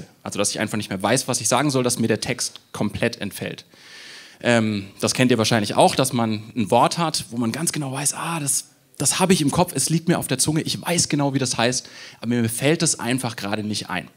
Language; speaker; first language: German; native; German